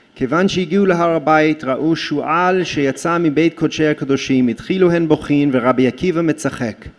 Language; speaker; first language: Hebrew; non-native, fluent; English